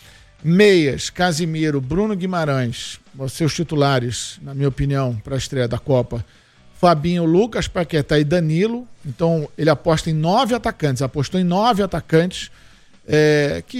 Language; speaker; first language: Portuguese; native; Portuguese